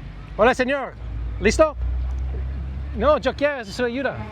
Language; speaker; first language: Spanish; non-native, learner; English